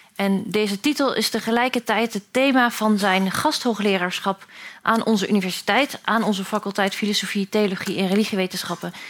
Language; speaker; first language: Dutch; native; Dutch